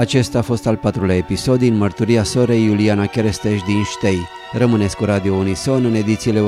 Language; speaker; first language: Romanian; native; Romanian